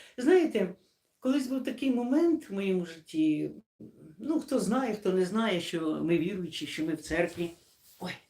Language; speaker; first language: Ukrainian; non-native, local second language; Russian